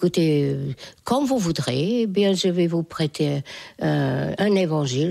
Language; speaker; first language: French; non-native, fluent; Hungarian